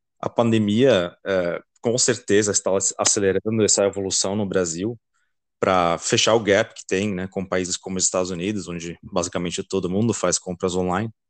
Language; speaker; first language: Portuguese; non-native, fluent; Dutch